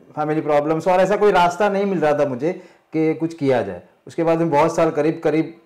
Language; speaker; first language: Hindi; non-native, local second language; Marathi